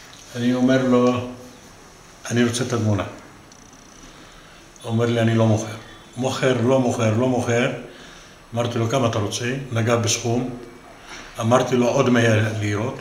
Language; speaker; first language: Hebrew; non-native, local second language; Arabic